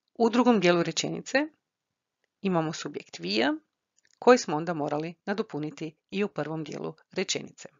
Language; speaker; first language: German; non-native, fluent; Croatian